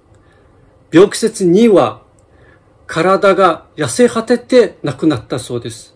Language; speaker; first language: Japanese; non-native, fluent; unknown